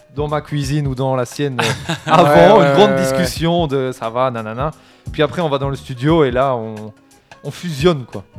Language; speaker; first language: French; native; French